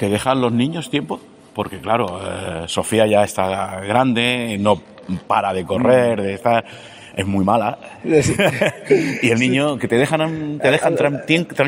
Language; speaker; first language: Spanish; native; Spanish